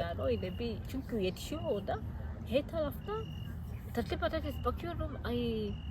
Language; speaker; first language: Turkish; non-native, fluent; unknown